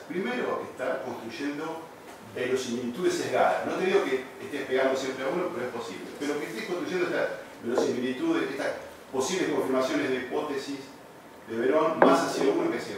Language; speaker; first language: Spanish; native; Spanish